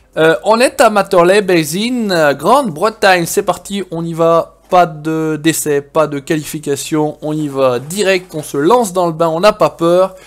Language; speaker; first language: French; native; French